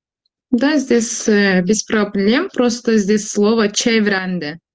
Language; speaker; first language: Russian; non-native, fluent; Turkish